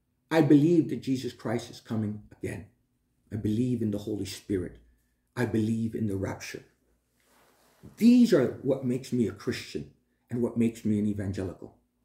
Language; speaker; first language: English; early bilingual, other home language; Spanish